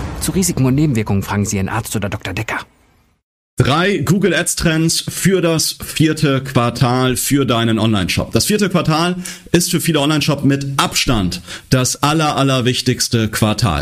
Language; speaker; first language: German; native; German